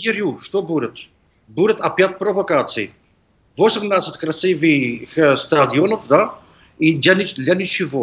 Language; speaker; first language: Russian; non-native, learner; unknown